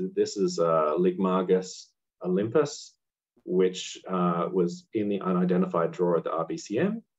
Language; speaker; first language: English; native; English